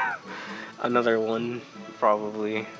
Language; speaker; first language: English; native; English